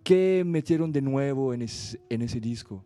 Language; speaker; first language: Spanish; non-native, fluent; French